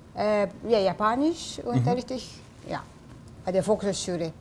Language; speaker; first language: German; non-native, learner; Japanese